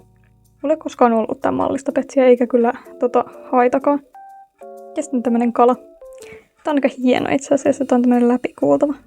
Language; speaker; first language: Finnish; native; Finnish